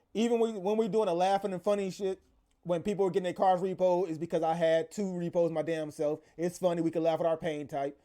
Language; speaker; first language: English; native; English